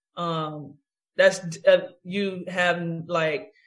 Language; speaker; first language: English; native; English